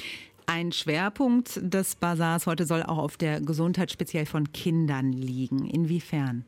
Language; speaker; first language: German; native; German